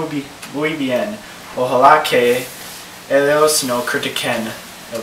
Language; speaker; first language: Spanish; non-native, learner; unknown